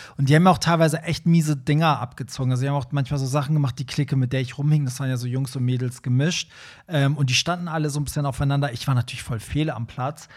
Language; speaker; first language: German; early bilingual, other home language; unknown